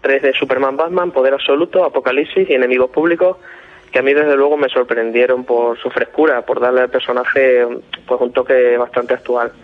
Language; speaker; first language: Spanish; native; Spanish